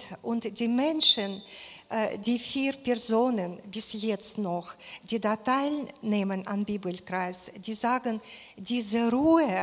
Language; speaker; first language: German; non-native, fluent; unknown